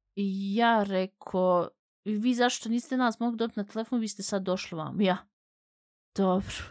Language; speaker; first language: Bosnian; early bilingual, heritage; Bosnian